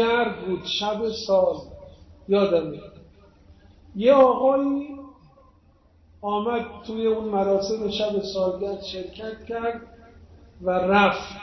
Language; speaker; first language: Persian; native; Persian